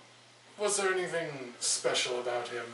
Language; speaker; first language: English; native; English